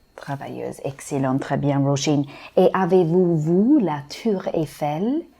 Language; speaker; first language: French; non-native, fluent; English